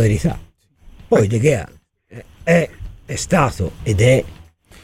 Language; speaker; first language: Italian; native; Italian